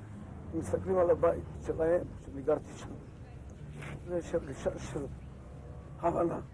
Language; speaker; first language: Hebrew; non-native, fluent; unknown